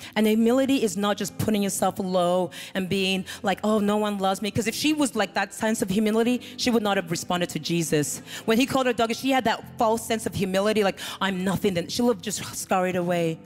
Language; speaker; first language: English; native; English